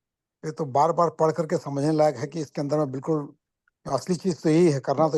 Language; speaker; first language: Hindi; native; Hindi